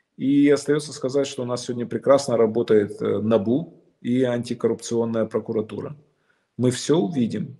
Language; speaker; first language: Russian; native; Russian